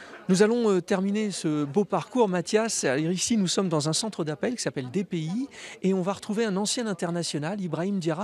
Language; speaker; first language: French; native; French